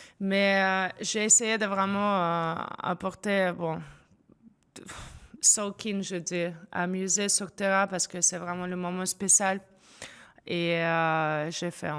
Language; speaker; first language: French; non-native, fluent; Russian